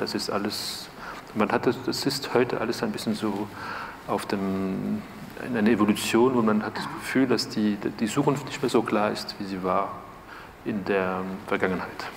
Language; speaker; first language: German; non-native, fluent; French